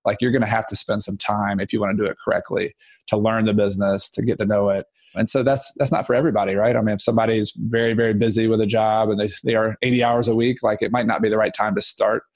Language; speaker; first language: English; native; English